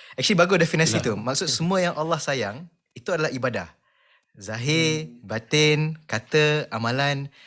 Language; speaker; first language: Malay; native; Malay